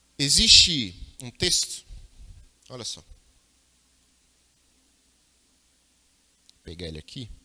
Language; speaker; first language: Portuguese; native; Portuguese